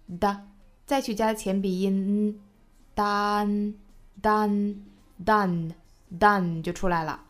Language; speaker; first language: Chinese; native; Chinese